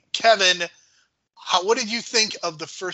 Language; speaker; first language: English; native; English